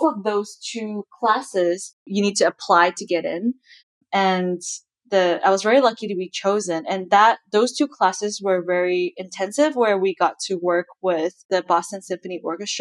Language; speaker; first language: English; non-native, local second language; Chinese